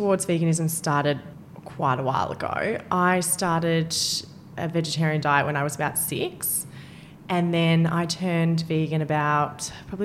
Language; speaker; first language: English; native; English